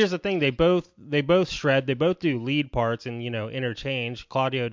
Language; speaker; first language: English; native; English